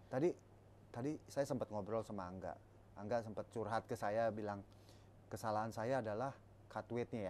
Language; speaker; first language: Indonesian; native; Indonesian